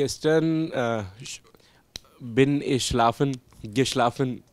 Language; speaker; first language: German; non-native, learner; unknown